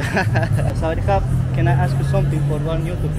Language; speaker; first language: English; non-native, fluent; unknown